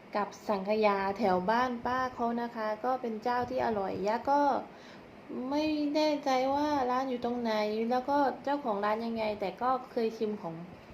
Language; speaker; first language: Thai; native; Thai